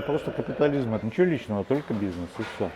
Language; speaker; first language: Russian; native; Russian